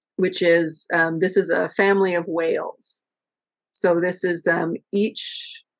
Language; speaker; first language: English; native; English